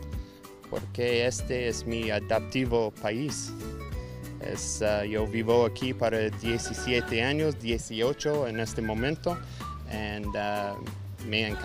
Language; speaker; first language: Spanish; non-native, learner; English